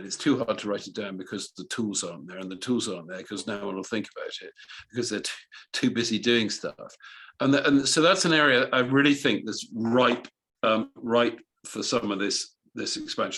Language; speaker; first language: English; native; English